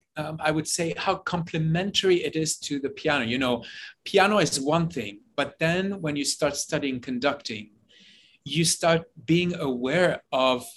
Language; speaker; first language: English; non-native, fluent; Hebrew